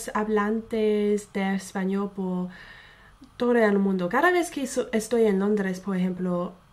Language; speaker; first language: Spanish; non-native, fluent; English